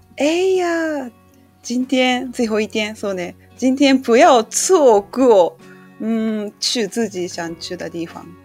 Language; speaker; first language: Chinese; non-native, learner; Japanese